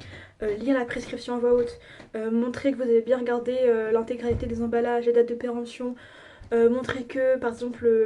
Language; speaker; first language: French; native; French